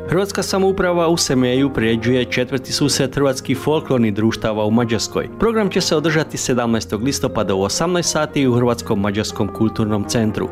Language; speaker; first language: Croatian; early bilingual, heritage; Croatian